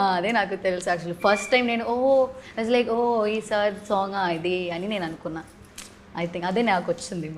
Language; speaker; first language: Telugu; non-native, learner; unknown